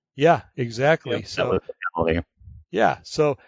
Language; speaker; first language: English; native; English